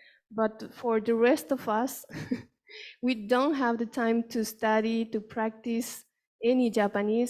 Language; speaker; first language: English; non-native, fluent; Spanish